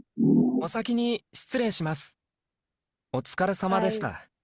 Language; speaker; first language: Japanese; non-native, learner; Filipino